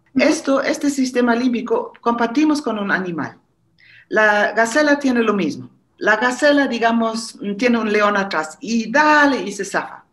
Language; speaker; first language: Spanish; non-native, fluent; German